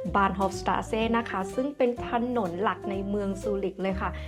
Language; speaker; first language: Thai; early bilingual, other home language; English